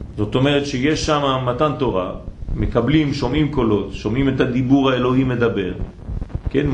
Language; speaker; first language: Hebrew; non-native, fluent; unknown